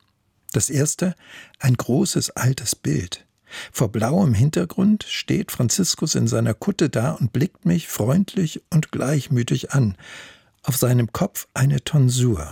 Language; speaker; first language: German; native; German